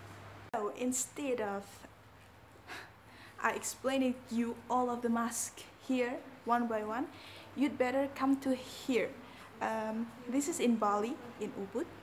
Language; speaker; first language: English; non-native, learner; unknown